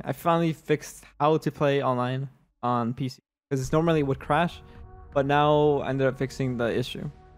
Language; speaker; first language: English; early bilingual, other home language; Spanish